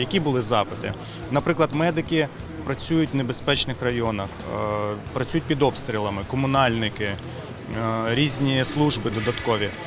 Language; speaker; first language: Ukrainian; native; Ukrainian